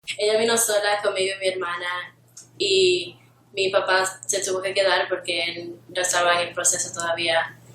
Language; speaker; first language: Spanish; early bilingual, heritage; Spanish